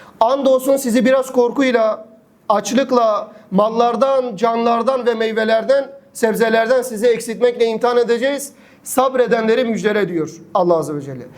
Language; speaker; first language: Turkish; native; Turkish